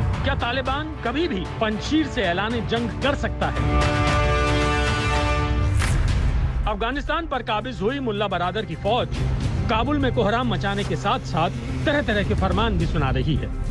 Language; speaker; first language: Hindi; native; Hindi